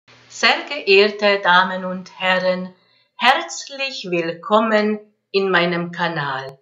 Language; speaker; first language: German; non-native, fluent; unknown